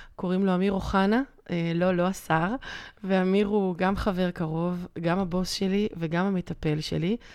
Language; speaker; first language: Hebrew; native; Hebrew